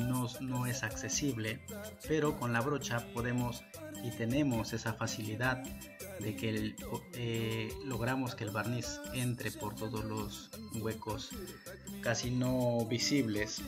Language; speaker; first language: Spanish; native; Spanish